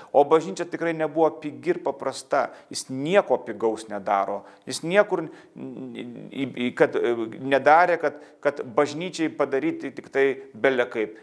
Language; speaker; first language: Lithuanian; native; Lithuanian